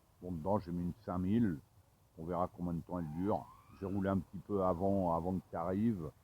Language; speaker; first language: French; native; French